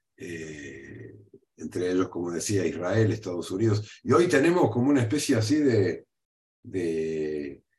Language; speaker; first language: Spanish; native; Spanish